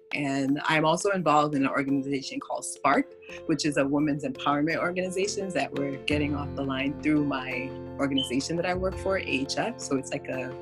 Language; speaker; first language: English; non-native, fluent; Haitian Creole